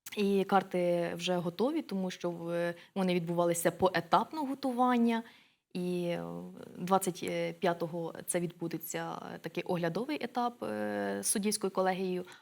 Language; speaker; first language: Ukrainian; native; Ukrainian